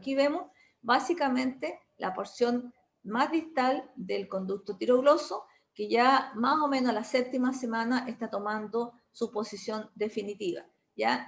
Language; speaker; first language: Spanish; native; Spanish